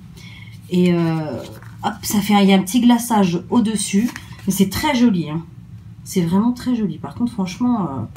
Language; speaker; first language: French; native; French